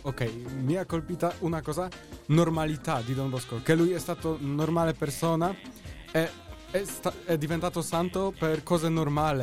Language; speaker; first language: Italian; non-native, learner; Polish